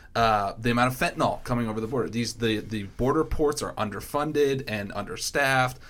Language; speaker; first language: English; native; English